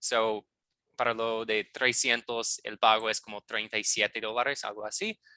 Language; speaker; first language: Spanish; non-native, fluent; English